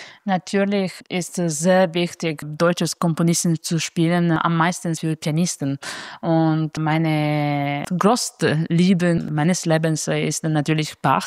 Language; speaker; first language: German; non-native, fluent; Italian